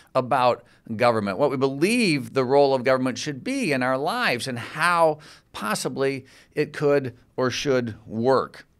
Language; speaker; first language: English; native; English